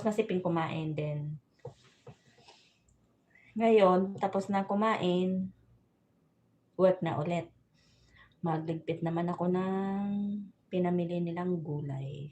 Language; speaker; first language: Filipino; non-native, local second language; Bikol